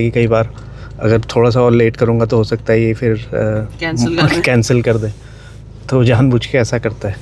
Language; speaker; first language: Hindi; native; Hindi